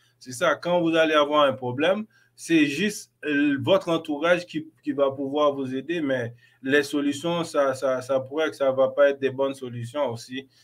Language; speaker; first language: French; non-native, local second language; Haitian Creole